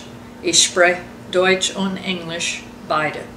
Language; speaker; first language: German; early bilingual, heritage; German